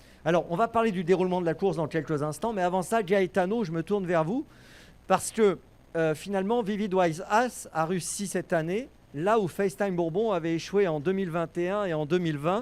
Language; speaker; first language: French; native; French